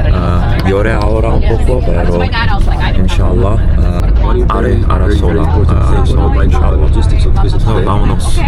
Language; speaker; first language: Spanish; non-native, learner; English